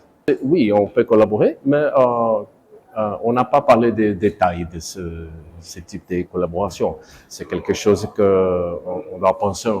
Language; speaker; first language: French; non-native, fluent; Portuguese